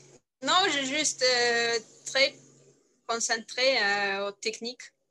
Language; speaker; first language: French; non-native, learner; Russian